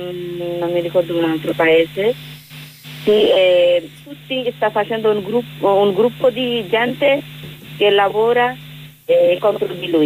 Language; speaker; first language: Italian; non-native, learner; Bangla